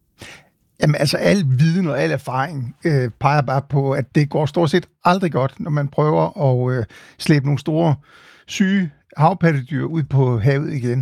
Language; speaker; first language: Danish; native; Danish